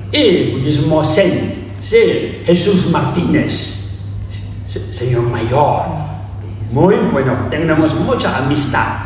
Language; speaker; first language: Spanish; non-native, learner; Tibetan